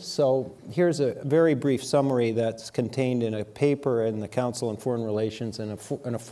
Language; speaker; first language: English; native; English